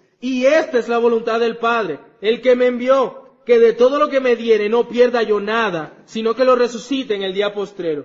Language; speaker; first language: Spanish; native; Spanish